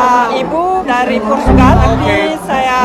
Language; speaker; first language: Indonesian; non-native, learner; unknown